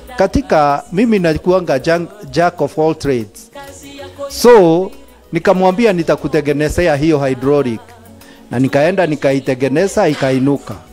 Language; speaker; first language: Swahili; native; Swahili